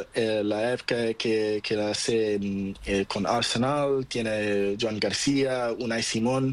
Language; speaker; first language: Spanish; non-native, learner; Portuguese